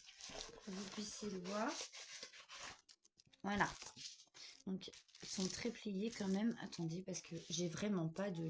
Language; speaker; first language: French; native; French